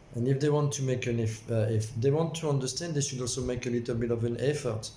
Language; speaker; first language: English; non-native, local second language; French